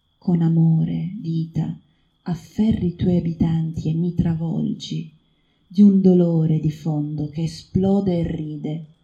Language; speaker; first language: Italian; native; Italian